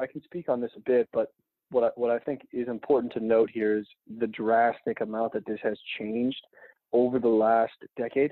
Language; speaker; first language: English; native; English